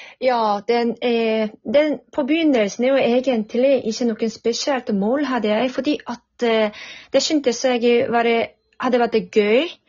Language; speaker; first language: Norwegian; non-native, fluent; Korean